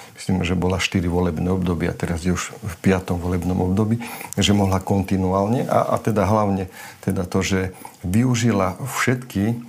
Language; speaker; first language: Slovak; non-native, local second language; Romany